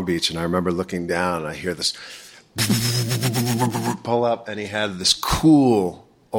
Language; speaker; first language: English; native; English